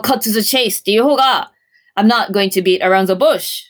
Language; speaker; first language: English; non-native, fluent; Japanese